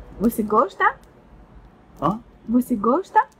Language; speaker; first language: Portuguese; non-native, learner; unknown